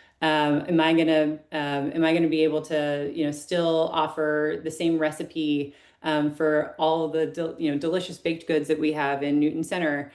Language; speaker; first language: English; native; English